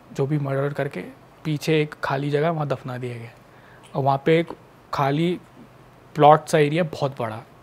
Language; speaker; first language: Hindi; native; Hindi